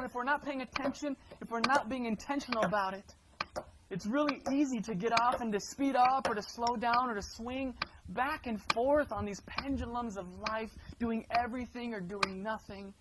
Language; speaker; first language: English; native; English